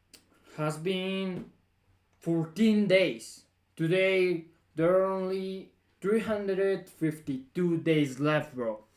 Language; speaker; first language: English; non-native, fluent; Spanish